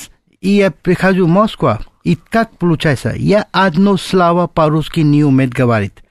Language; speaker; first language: Russian; non-native, learner; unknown